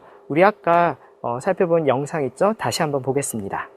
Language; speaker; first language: Korean; native; Korean